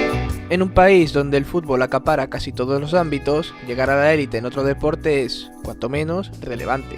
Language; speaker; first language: Spanish; native; Spanish